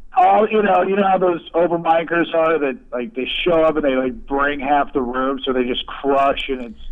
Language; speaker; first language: English; native; English